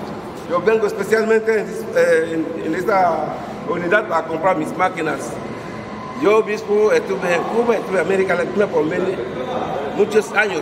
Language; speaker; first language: Spanish; non-native, learner; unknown